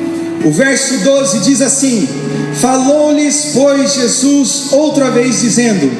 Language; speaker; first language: Portuguese; native; Portuguese